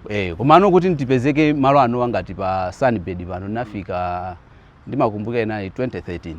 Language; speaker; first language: Nyanja; non-native, local second language; Yao